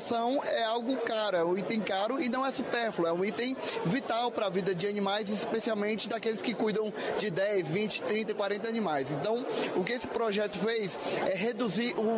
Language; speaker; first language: Portuguese; native; Portuguese